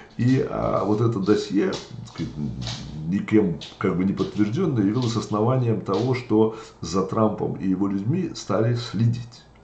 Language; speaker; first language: Russian; native; Russian